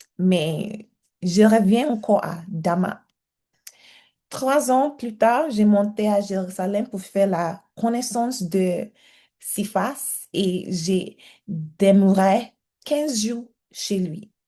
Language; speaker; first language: French; non-native, learner; English